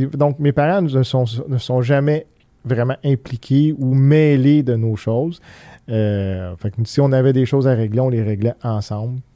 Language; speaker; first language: French; early bilingual, other home language; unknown